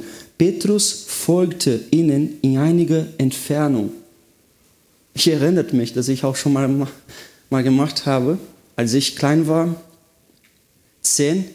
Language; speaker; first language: German; non-native, fluent; Portuguese